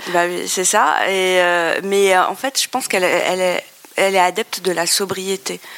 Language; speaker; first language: French; non-native, local second language; Arabic